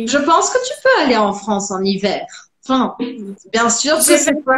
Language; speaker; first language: French; non-native, fluent; Portuguese